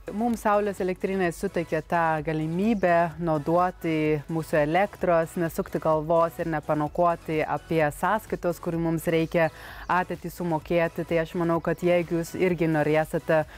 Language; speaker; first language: Lithuanian; non-native, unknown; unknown